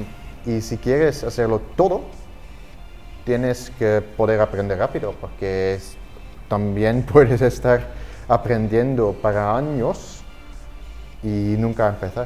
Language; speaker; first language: Spanish; non-native, fluent; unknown